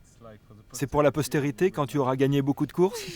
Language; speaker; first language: French; native; French